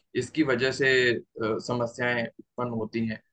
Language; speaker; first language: Hindi; native; Hindi